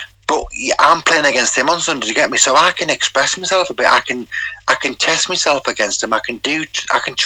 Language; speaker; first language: English; native; English